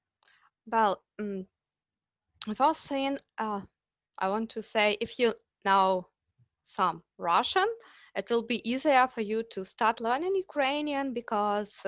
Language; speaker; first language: English; non-native, fluent; Ukrainian